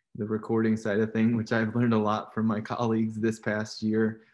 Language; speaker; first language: English; native; English